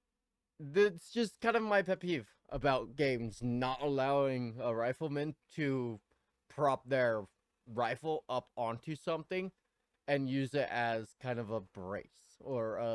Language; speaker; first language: English; native; English